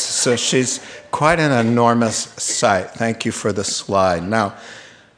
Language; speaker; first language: English; native; English